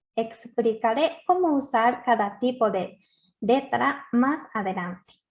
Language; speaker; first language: Spanish; non-native, fluent; Japanese